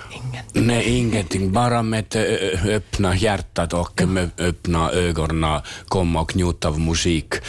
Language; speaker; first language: Swedish; non-native, learner; Finnish